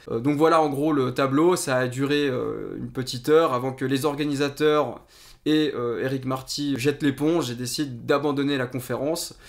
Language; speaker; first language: French; native; French